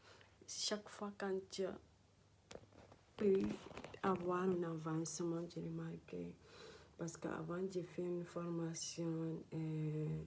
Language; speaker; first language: French; non-native, learner; Dutch